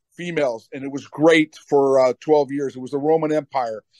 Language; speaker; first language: English; native; English